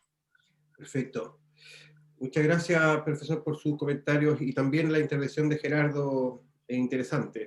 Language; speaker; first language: Spanish; native; Spanish